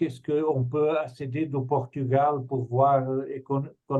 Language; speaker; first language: French; non-native, fluent; Portuguese